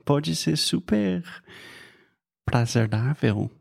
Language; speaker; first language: Portuguese; non-native, fluent; English